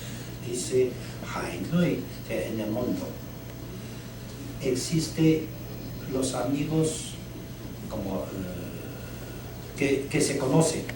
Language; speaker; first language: Spanish; non-native, learner; Chinese